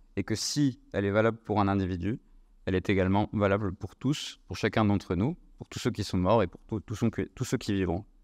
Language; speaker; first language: French; native; French